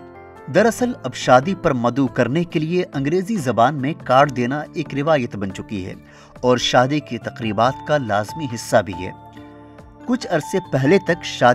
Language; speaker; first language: Hindi; native; Hindi